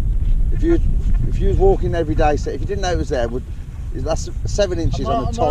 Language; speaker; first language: English; native; English